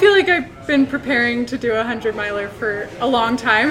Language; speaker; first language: English; native; English